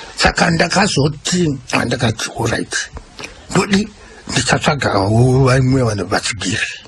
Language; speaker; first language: Shona; native; Shona